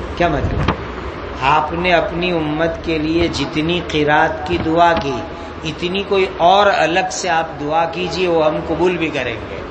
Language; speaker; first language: Urdu; non-native, local second language; Gujarati